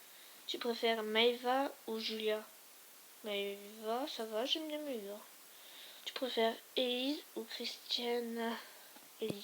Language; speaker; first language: French; native; French